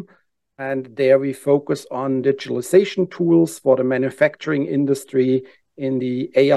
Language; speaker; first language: English; non-native, fluent; German